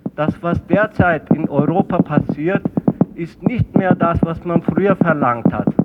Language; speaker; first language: German; early bilingual, other home language; Turkish